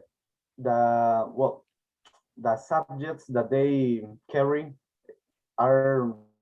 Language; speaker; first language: English; non-native, learner; Spanish